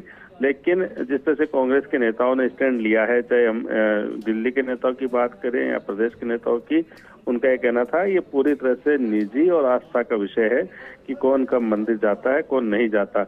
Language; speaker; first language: Hindi; native; Hindi